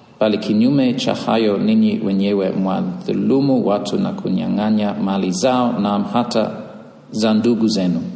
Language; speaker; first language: Swahili; non-native, fluent; English